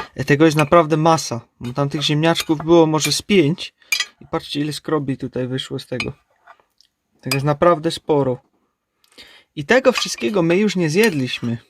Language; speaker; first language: Polish; native; Polish